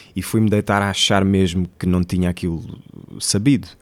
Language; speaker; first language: Portuguese; native; Portuguese